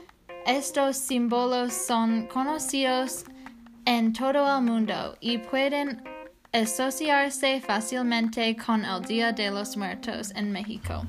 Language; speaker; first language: Spanish; non-native, learner; English